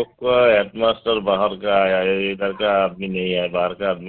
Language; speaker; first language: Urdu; non-native, local second language; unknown